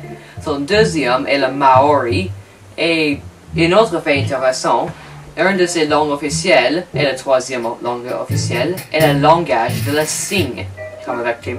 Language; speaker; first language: French; non-native, learner; English